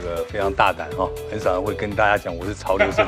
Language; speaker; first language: Chinese; native; Chinese